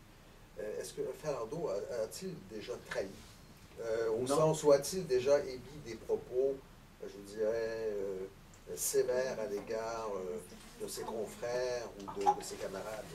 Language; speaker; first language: French; native; French